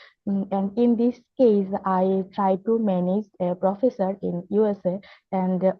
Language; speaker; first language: English; non-native, learner; Bangla